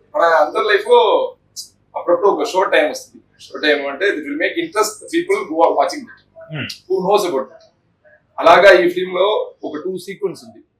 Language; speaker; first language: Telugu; non-native, learner; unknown